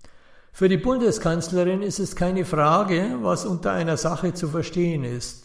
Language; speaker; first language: German; native; German